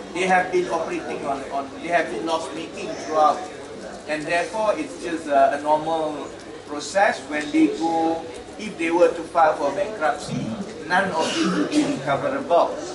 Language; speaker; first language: English; non-native, local second language; Malay